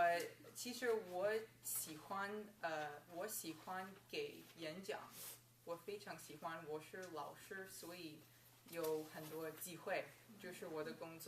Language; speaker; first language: Chinese; non-native, learner; English